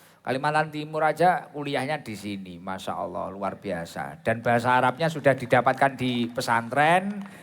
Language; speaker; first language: Indonesian; non-native, local second language; Javanese